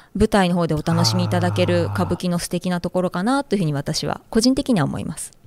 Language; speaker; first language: Japanese; native; Japanese